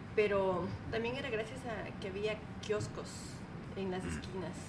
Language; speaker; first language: Spanish; native; Spanish